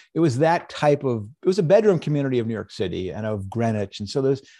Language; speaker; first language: English; native; English